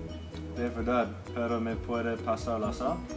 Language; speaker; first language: Spanish; non-native, learner; English